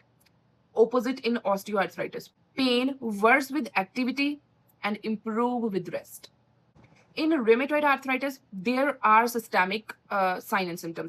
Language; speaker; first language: English; non-native, local second language; Punjabi